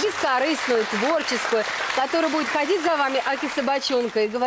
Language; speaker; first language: Russian; native; Russian